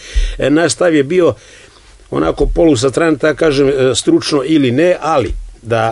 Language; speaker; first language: Serbian; native; Serbian